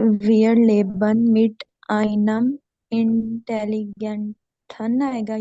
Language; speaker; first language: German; non-native, learner; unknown